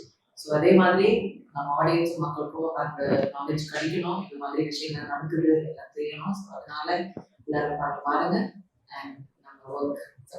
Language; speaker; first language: Tamil; non-native, learner; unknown